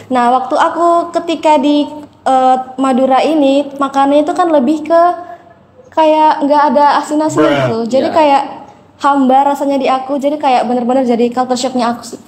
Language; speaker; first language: Indonesian; native; Indonesian